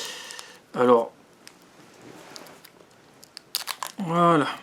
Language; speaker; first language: French; native; French